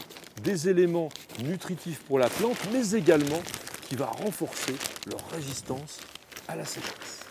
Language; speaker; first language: French; native; French